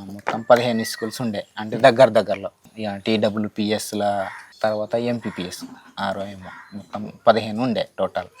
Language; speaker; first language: Telugu; non-native, local second language; Gondi